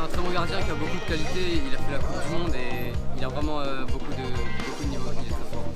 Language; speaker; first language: French; native; French